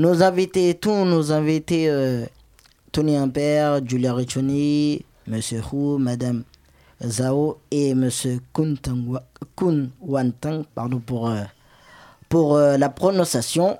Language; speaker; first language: French; native; French